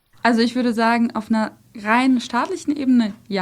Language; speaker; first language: German; early bilingual, other home language; Russian